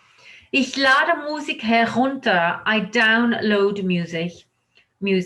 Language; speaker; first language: German; non-native, fluent; English